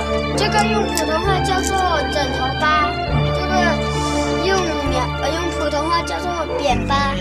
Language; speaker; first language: Chinese; non-native, local second language; Hmong